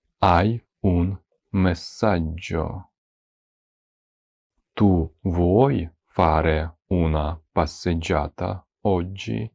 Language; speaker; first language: Italian; non-native, fluent; Ukrainian